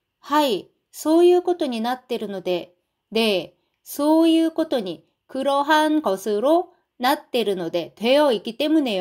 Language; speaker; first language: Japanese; non-native, fluent; Korean